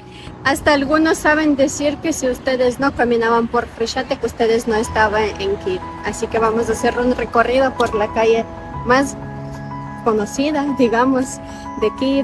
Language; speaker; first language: Spanish; non-native, fluent; Ukrainian